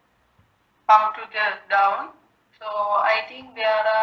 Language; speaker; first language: English; non-native, learner; Sinhala